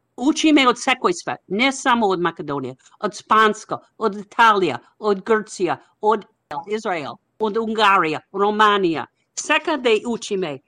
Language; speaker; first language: Macedonian; non-native, learner; English